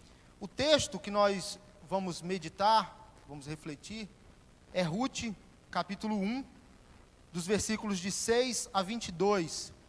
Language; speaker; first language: Portuguese; native; Portuguese